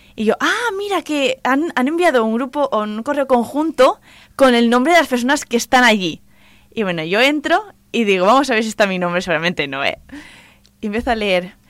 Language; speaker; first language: Spanish; non-native, local second language; Catalan